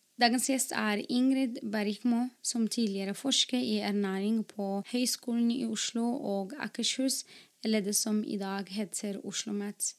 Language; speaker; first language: Norwegian; non-native, fluent; Arabic